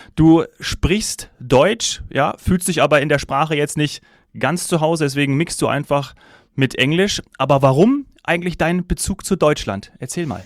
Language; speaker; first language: German; native; German